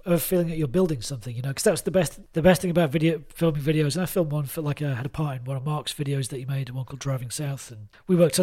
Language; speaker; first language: English; native; English